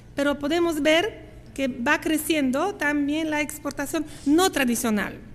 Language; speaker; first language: Spanish; non-native, fluent; Polish